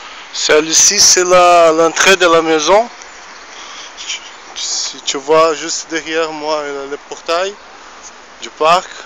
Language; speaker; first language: French; non-native, fluent; Portuguese